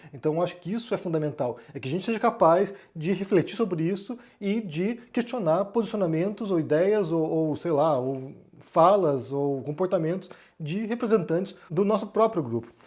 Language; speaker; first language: Portuguese; native; Portuguese